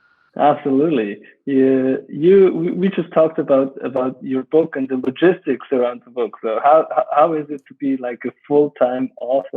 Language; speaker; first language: English; non-native, fluent; German